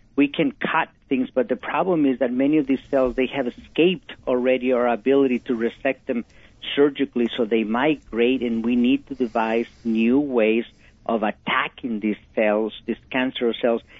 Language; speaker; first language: English; non-native, fluent; Spanish